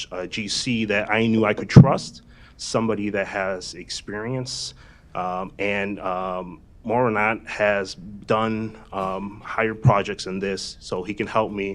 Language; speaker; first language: English; native; English